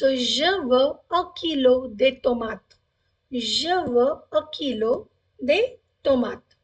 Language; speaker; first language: French; non-native, fluent; Hindi